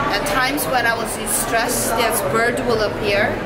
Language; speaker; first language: English; non-native, fluent; Korean